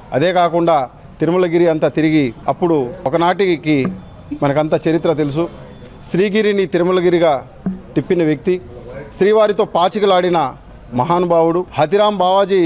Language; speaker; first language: Telugu; non-native, local second language; Lambadi